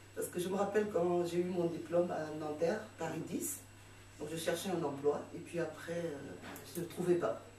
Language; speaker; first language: French; non-native, local second language; Fula